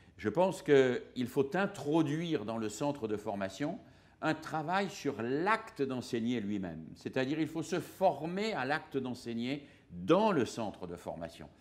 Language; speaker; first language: French; native; French